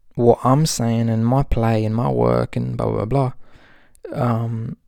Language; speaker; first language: English; native; English